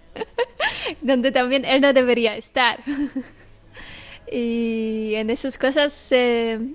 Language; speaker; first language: Spanish; non-native, learner; Polish